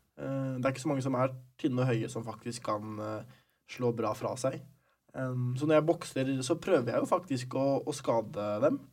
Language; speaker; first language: Norwegian; early bilingual, other home language; Arabic